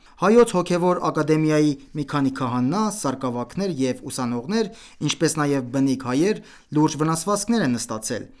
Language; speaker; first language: Armenian; early bilingual, heritage; Armenian